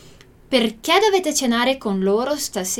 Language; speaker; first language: Italian; non-native, fluent; Portuguese